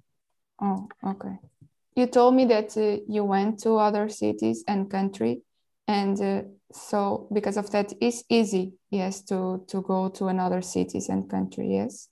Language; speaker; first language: English; non-native, local second language; Portuguese